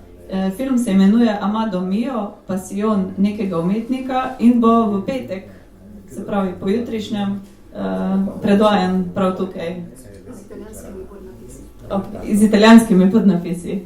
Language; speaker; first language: Slovenian; native; Slovenian